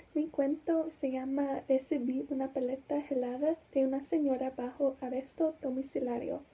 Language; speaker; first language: Spanish; non-native, learner; English